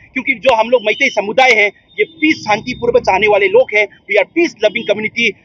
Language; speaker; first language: Hindi; non-native, local second language; Manipuri